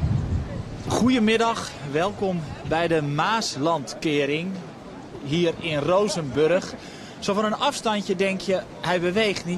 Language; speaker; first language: Dutch; native; Dutch